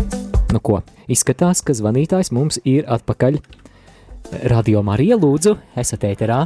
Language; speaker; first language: Latvian; native; Latvian